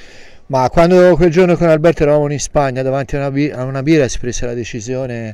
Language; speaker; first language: Italian; native; Italian